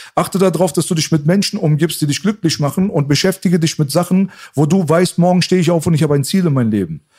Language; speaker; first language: German; native; German